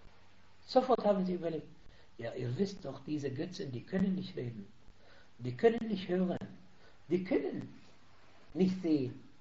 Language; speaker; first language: German; non-native, fluent; Arabic